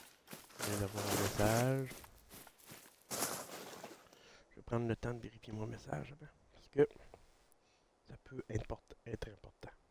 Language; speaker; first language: French; native; French